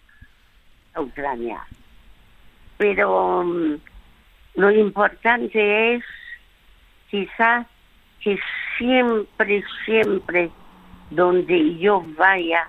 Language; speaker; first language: Spanish; early bilingual, other home language; French